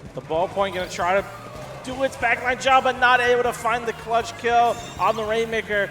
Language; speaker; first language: English; native; English